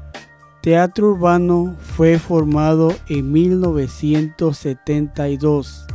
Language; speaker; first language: Spanish; early bilingual, heritage; Spanish